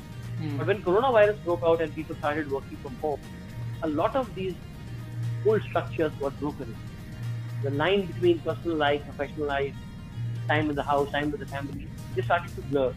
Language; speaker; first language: English; non-native, local second language; Hindi